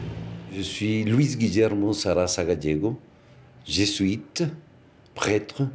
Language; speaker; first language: French; non-native, fluent; Spanish